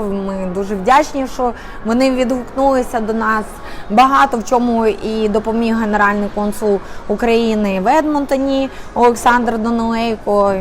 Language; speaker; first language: Ukrainian; native; Ukrainian